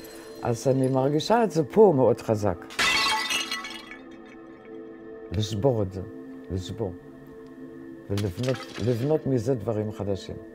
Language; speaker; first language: Hebrew; non-native, fluent; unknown